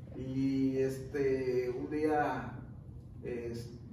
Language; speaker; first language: Spanish; native; Spanish